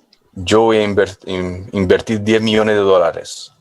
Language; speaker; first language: Spanish; non-native, fluent; English